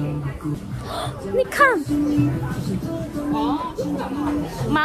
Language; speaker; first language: Chinese; non-native, learner; Korean